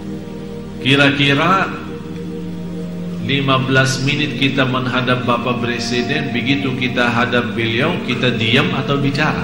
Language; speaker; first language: Indonesian; non-native, fluent; Arabic